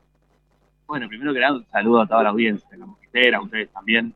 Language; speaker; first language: Spanish; native; Spanish